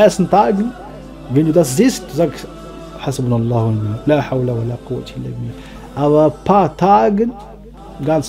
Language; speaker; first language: German; non-native, learner; Arabic